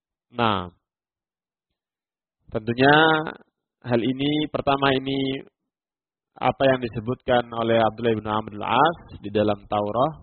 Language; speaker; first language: Indonesian; native; Indonesian